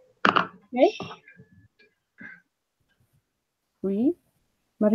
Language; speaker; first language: English; non-native, learner; Spanish